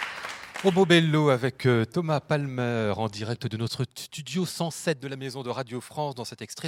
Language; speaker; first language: French; native; French